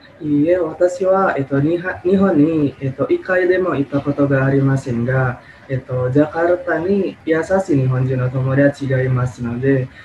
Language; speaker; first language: Japanese; non-native, learner; Indonesian